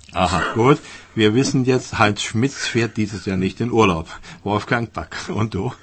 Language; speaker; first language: German; native; German